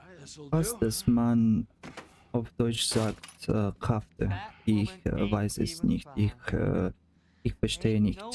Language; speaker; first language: German; non-native, learner; Russian